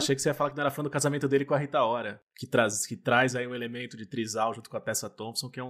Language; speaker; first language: Portuguese; native; Portuguese